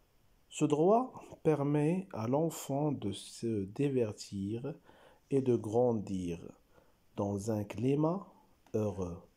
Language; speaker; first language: French; non-native, local second language; Arabic